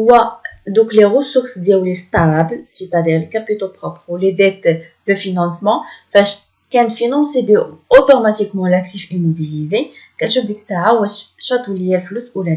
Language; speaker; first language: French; non-native, local second language; Arabic